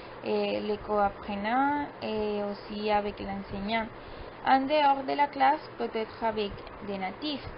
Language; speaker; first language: French; non-native, learner; Spanish